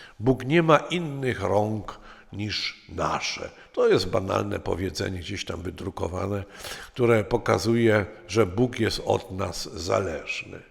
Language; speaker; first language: Polish; native; Polish